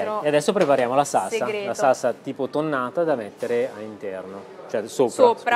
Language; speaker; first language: Italian; native; Italian